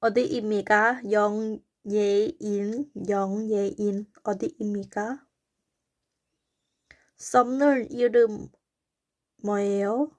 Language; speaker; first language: Korean; non-native, learner; Thai